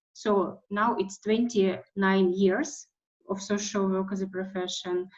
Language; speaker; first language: English; non-native, fluent; Russian